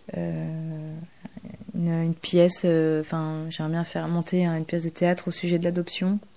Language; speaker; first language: French; early bilingual, other home language; Bulgarian